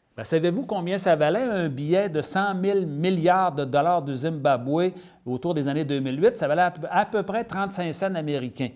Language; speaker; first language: French; native; French